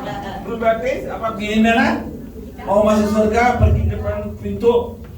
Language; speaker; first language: Indonesian; non-native, learner; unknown